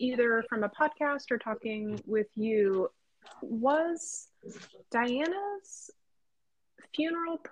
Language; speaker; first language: English; native; English